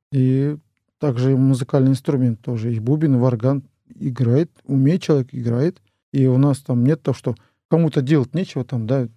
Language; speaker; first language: Russian; non-native, local second language; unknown